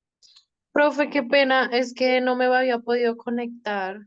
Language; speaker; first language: Spanish; native; Spanish